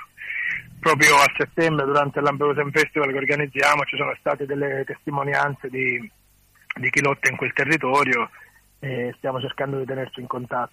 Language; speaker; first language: Italian; native; Italian